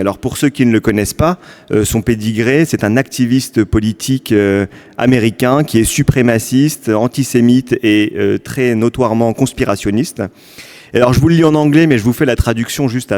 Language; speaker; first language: French; native; French